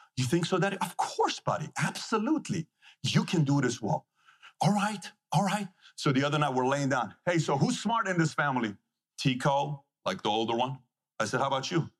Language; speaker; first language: English; non-native, fluent; Persian